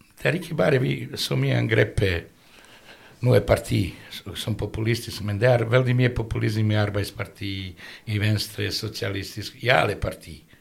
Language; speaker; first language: Norwegian; non-native, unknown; Bosnian